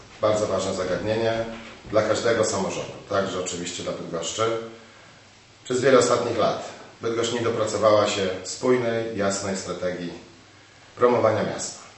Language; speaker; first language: Polish; native; Polish